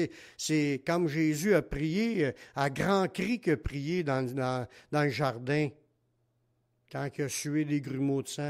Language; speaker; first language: French; native; French